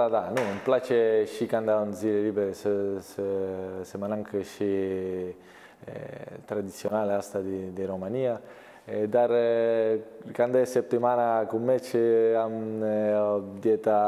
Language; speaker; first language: Romanian; non-native, learner; Italian